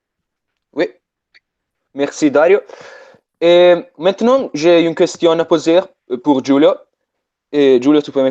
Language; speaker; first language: French; non-native, fluent; Italian